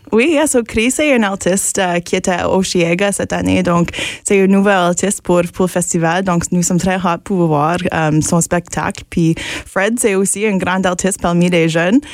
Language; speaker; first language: French; non-native, local second language; English